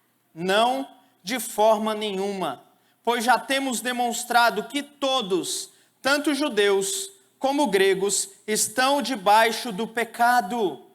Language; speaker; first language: Portuguese; native; Portuguese